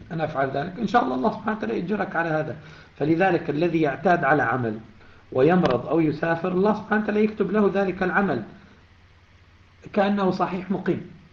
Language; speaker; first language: Arabic; native; Arabic